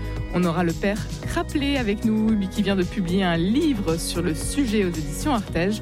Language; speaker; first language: French; native; French